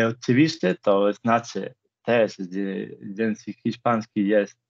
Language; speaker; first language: Polish; non-native, fluent; Spanish